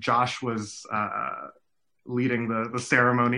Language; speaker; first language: English; non-native, local second language; Cantonese